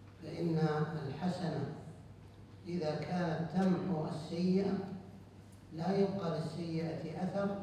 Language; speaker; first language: Arabic; native; Arabic